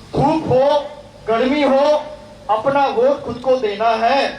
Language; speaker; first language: Hindi; non-native, local second language; Bangla